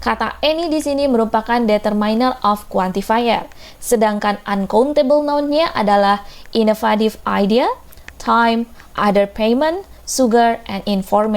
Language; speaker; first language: Indonesian; native; Indonesian